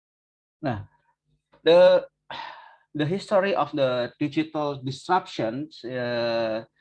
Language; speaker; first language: English; non-native, learner; Indonesian